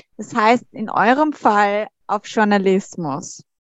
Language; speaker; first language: German; native; German